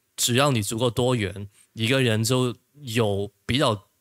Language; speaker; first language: Chinese; non-native, local second language; Cantonese